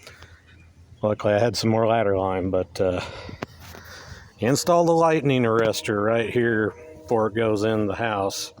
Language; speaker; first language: English; native; English